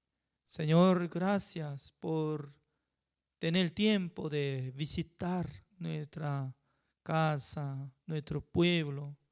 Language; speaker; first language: Spanish; non-native, fluent; Korean